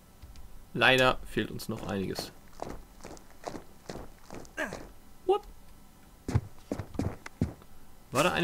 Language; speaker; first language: German; native; German